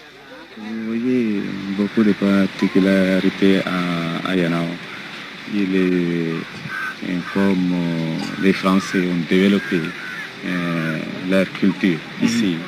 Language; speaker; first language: French; non-native, local second language; Telugu